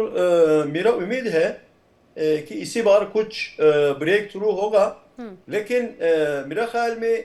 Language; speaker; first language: Hindi; non-native, fluent; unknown